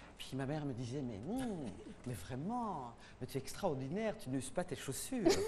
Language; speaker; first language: French; non-native, local second language; Rundi